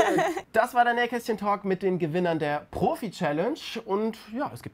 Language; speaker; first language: German; native; German